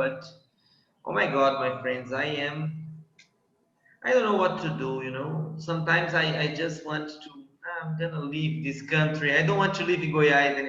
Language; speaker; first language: English; non-native, fluent; Portuguese